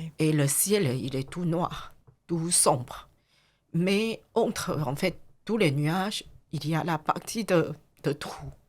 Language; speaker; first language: French; non-native, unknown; Chinese